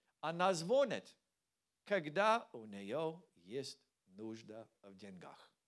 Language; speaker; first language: Russian; non-native, learner; English